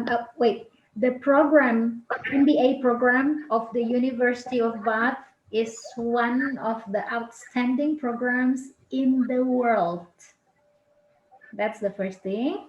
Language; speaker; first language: English; non-native, fluent; Indonesian